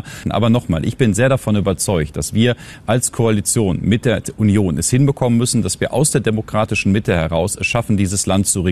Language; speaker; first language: German; native; German